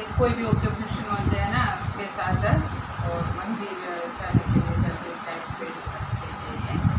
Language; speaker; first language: Hindi; non-native, local second language; Gujarati